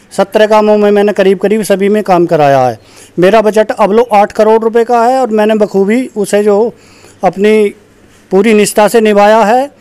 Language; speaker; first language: Hindi; native; Hindi